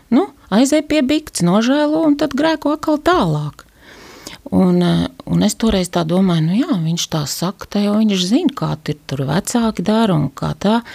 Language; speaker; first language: Latvian; native; Latvian